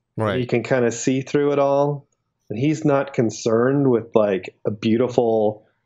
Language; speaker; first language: English; native; English